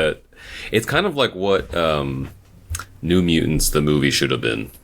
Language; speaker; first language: English; native; English